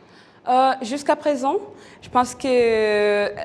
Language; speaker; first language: French; non-native, local second language; Kinyarwanda